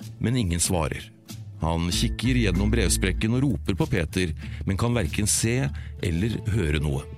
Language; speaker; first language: Norwegian; native; Norwegian